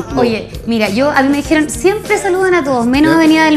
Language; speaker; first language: Spanish; native; Spanish